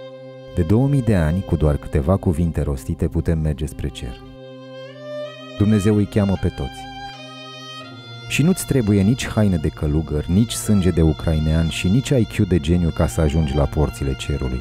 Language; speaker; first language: Romanian; native; Romanian